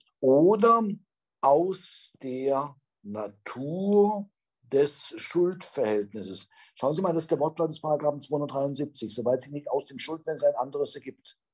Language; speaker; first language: German; native; German